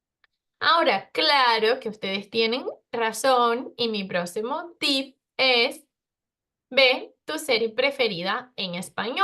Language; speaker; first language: Spanish; non-native, fluent; Portuguese